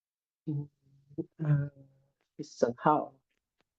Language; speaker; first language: Chinese; non-native, learner; Bangla